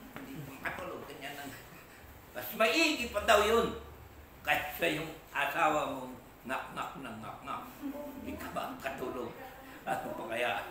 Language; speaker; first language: Filipino; non-native, local second language; Iloko